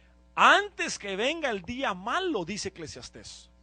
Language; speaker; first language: Spanish; native; Spanish